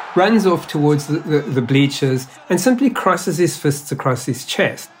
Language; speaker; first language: English; native; English